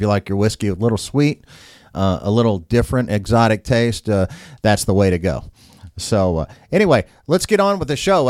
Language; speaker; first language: English; native; English